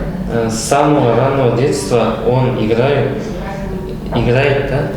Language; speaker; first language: Russian; non-native, local second language; Kazakh